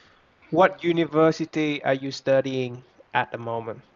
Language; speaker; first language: English; non-native, fluent; Vietnamese